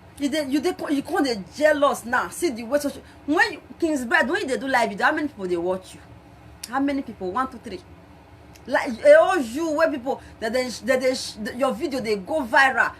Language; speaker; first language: Nigerian Pidgin; non-native, local second language; Bini